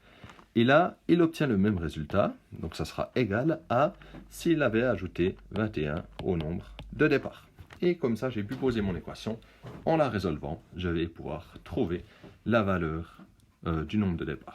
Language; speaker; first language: French; native; French